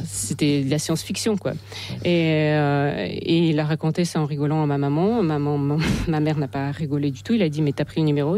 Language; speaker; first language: French; non-native, fluent; Russian